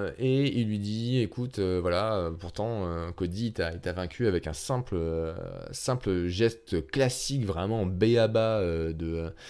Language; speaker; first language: French; native; French